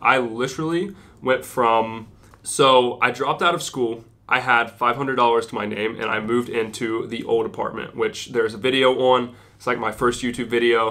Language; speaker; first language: English; native; English